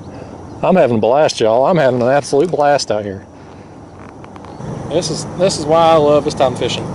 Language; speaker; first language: English; native; English